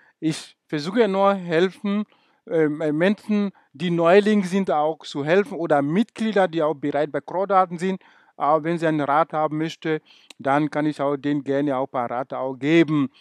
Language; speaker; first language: German; non-native, fluent; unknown